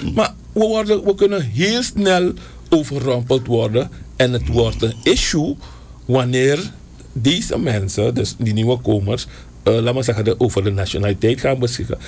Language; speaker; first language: Dutch; native; Dutch